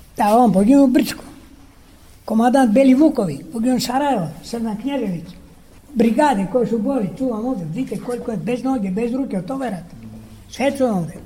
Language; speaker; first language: Serbian; early bilingual, heritage; Serbian